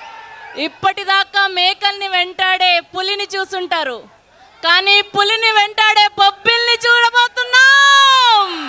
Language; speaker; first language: Telugu; native; Telugu